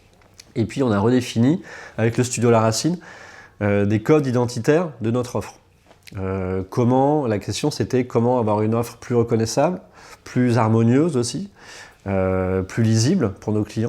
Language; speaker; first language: French; native; French